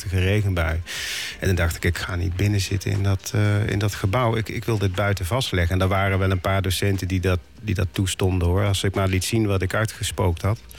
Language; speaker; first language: Dutch; native; Dutch